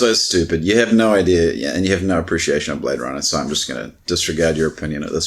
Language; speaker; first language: English; native; English